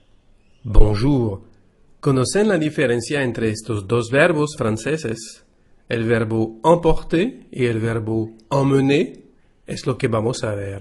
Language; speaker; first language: Spanish; non-native, fluent; French